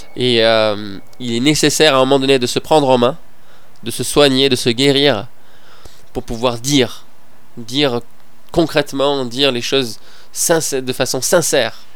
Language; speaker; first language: French; non-native, fluent; Persian